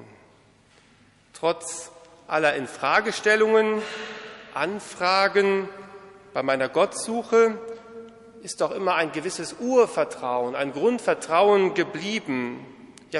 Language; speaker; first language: German; native; German